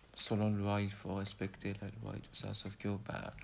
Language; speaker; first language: French; non-native, fluent; Persian